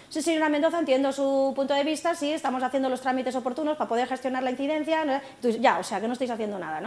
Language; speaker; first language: Spanish; non-native, local second language; Catalan